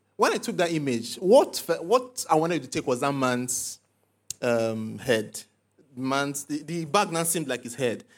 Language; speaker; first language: English; non-native, local second language; Igbo